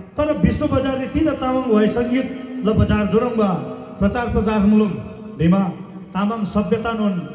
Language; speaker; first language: Nepali; non-native, local second language; Eastern Tamang